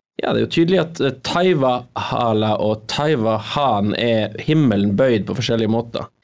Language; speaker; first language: Norwegian; native; Norwegian